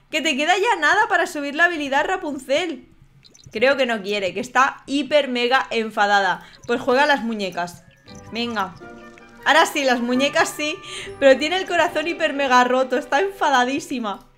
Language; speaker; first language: Spanish; native; Spanish